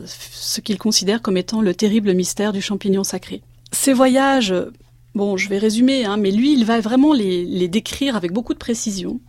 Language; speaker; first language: French; native; French